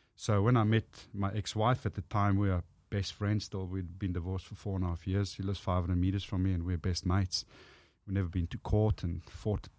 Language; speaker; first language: English; non-native, local second language; Afrikaans